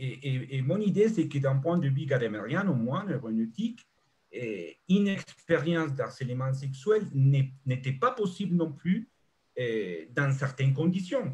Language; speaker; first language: French; non-native, fluent; Spanish